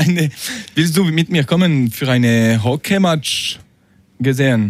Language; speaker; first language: German; non-native, local second language; French